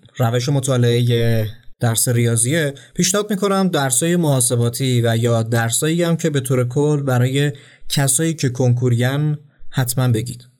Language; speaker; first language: Persian; native; Persian